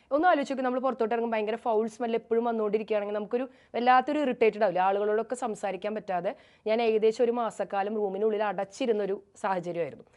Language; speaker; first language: Malayalam; native; Malayalam